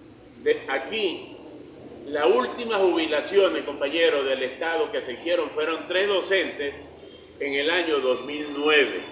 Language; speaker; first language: Spanish; native; Spanish